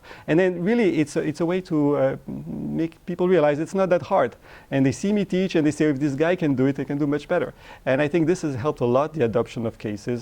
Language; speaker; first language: English; non-native, fluent; French